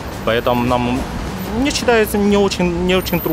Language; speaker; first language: Russian; non-native, learner; Chinese